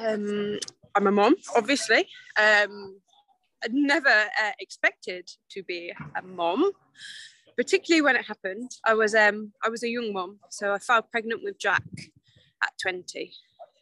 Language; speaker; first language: English; native; English